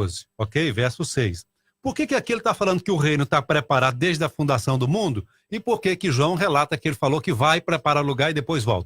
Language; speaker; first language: Portuguese; native; Portuguese